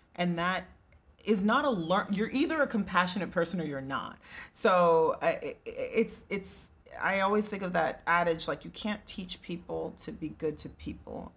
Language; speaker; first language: English; native; English